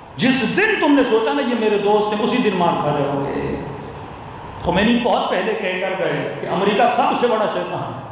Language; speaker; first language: Urdu; early bilingual, heritage; Urdu